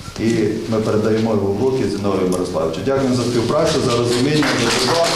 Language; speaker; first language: Ukrainian; native; Ukrainian